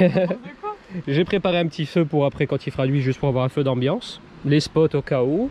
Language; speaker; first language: French; native; French